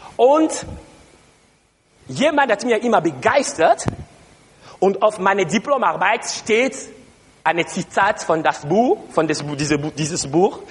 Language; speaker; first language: German; non-native, learner; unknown